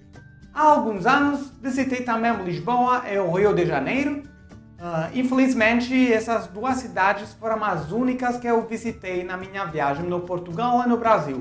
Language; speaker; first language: Portuguese; non-native, fluent; Italian